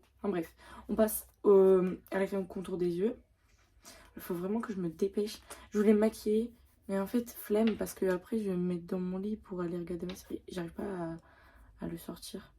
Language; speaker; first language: French; native; French